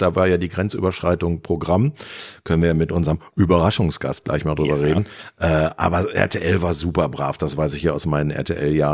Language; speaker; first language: German; native; German